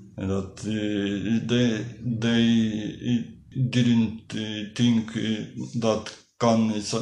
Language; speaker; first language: English; non-native, learner; Polish